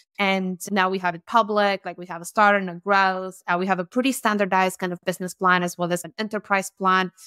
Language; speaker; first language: English; non-native, fluent; Romanian